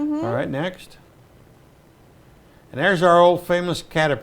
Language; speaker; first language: English; native; English